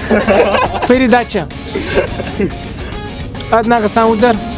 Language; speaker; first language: Russian; non-native, learner; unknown